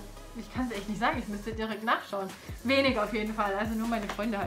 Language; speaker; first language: German; native; German